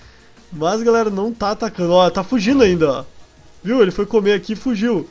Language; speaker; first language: Portuguese; native; Portuguese